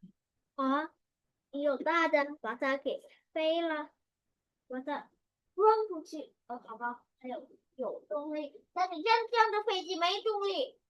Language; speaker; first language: Chinese; early bilingual, heritage; Chinese